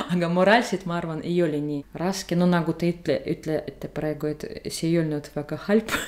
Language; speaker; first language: Estonian; non-native, learner; Russian